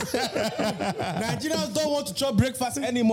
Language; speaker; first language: English; non-native, local second language; Igbo